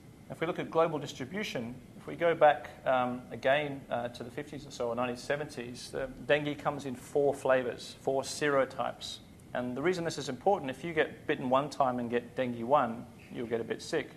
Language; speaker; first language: English; native; English